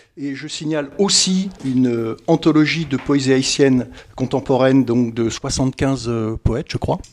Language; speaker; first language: French; native; French